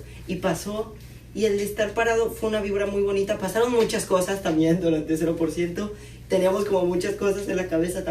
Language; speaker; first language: Spanish; native; Spanish